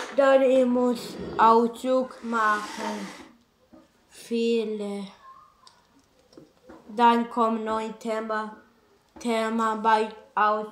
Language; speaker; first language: German; non-native, learner; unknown